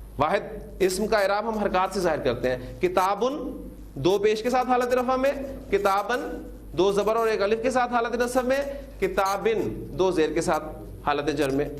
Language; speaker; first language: Urdu; native; Urdu